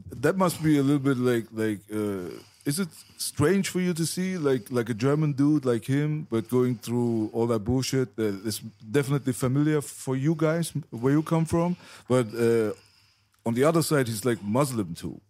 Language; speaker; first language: English; non-native, fluent; Persian